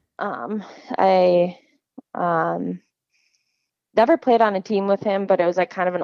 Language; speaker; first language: English; native; English